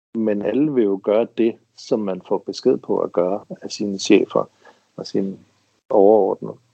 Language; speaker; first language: Danish; native; Danish